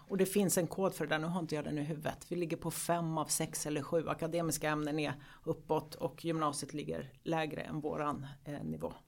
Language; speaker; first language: Swedish; early bilingual, other home language; Greek